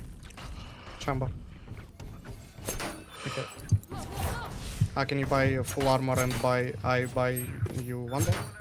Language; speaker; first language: English; non-native, learner; Russian